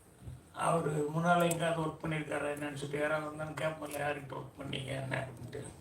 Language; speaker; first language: Tamil; native; Tamil